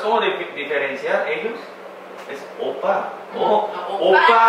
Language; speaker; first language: Spanish; non-native, fluent; Korean